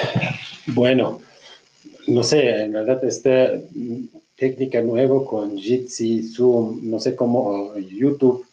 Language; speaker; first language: Spanish; non-native, fluent; Kurdish